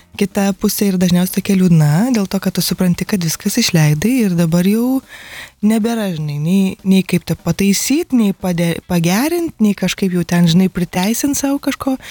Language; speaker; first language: Lithuanian; native; Lithuanian